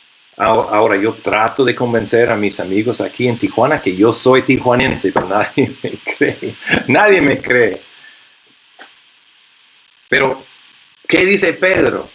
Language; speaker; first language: Spanish; non-native, fluent; English